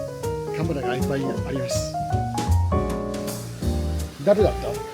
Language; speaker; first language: Japanese; non-native, learner; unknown